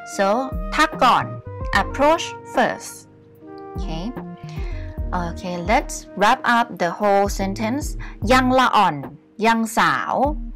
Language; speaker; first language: English; non-native, fluent; Thai